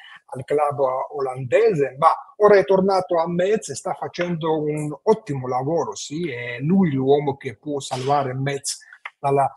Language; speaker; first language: Italian; non-native, fluent; Georgian